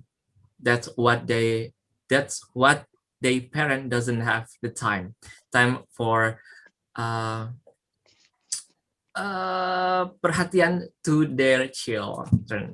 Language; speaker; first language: English; non-native, learner; Indonesian